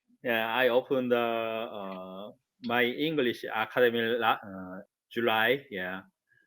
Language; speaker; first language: English; non-native, learner; Korean